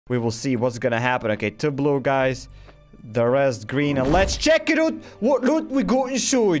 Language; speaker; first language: English; non-native, fluent; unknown